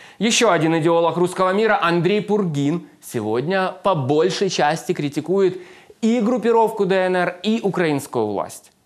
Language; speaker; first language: Russian; native; Russian